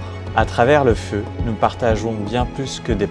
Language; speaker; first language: French; native; French